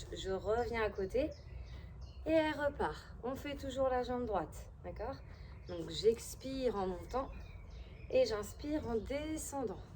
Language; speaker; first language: French; native; French